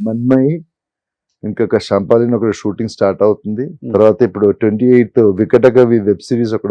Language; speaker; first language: Telugu; non-native, fluent; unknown